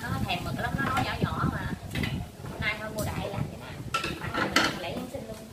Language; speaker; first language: Vietnamese; native; Vietnamese